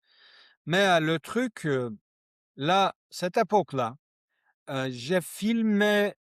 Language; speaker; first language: French; non-native, learner; Kurdish